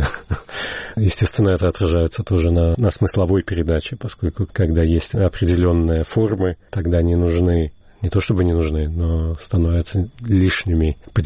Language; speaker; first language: Russian; native; Russian